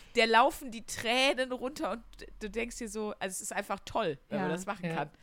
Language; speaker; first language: German; native; German